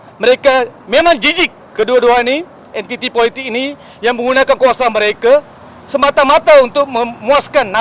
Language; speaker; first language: Malay; non-native, local second language; Tamil